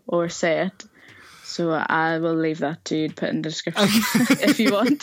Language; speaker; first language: English; native; English